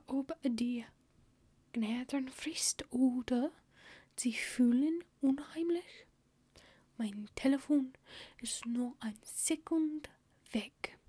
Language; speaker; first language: German; non-native, learner; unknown